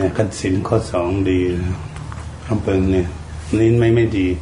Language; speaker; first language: Thai; native; Thai